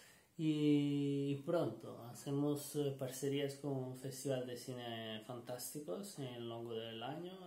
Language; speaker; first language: Spanish; non-native, learner; Portuguese